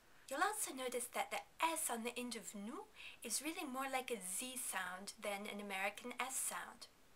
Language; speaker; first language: English; native; English